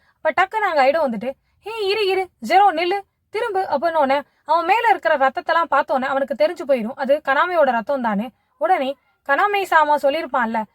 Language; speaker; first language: Tamil; native; Tamil